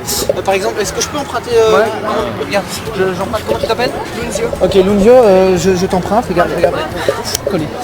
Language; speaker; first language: French; native; French